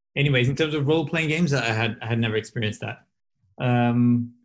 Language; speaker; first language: English; non-native, fluent; Portuguese